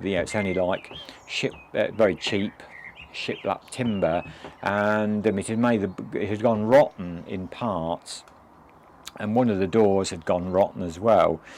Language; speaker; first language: English; native; English